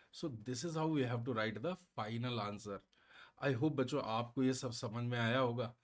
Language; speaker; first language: Hindi; native; Hindi